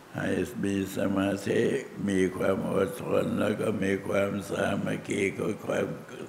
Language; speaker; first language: Thai; native; Thai